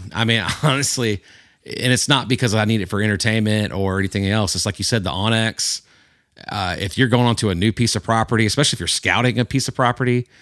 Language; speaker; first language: English; native; English